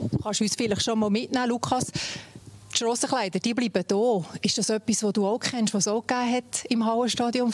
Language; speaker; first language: German; native; German